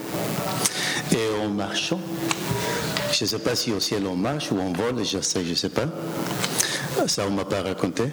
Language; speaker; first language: French; non-native, fluent; Spanish